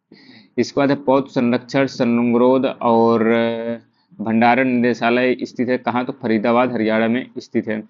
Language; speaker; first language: Hindi; native; Hindi